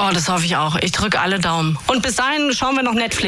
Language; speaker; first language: German; native; German